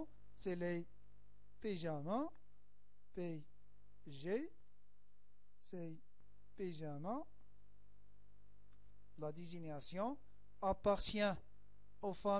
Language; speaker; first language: French; non-native, local second language; Arabic